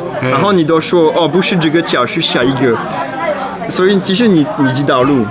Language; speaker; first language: Chinese; non-native, fluent; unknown